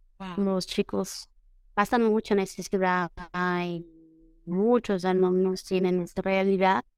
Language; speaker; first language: Spanish; non-native, fluent; Portuguese